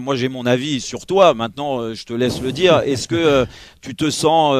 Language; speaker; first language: French; native; French